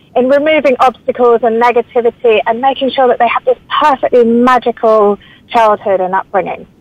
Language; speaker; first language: English; native; English